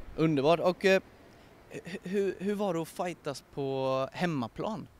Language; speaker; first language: Swedish; native; Swedish